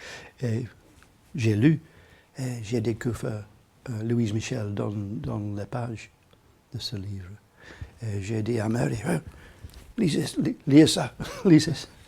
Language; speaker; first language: French; non-native, learner; English